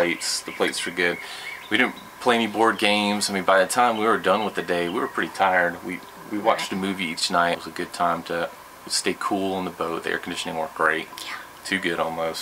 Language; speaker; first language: English; native; English